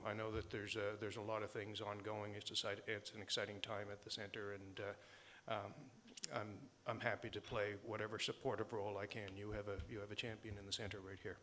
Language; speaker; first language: English; native; English